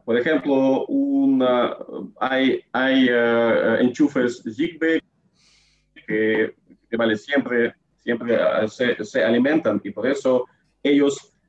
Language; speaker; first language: Spanish; non-native, learner; Russian